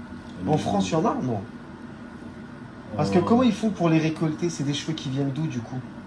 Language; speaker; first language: French; native; French